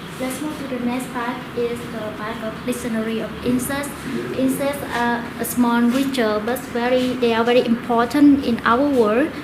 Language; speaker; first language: English; non-native, learner; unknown